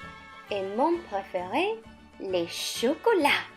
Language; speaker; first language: French; non-native, learner; Spanish